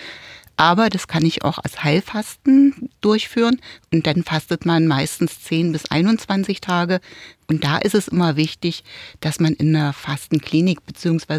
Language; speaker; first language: German; native; German